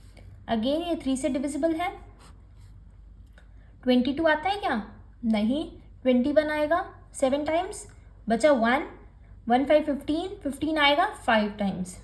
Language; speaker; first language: Hindi; native; Hindi